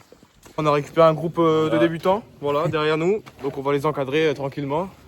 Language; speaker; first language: French; native; French